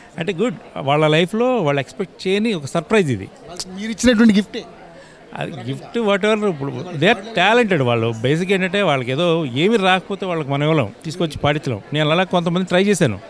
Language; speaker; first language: Telugu; native; Telugu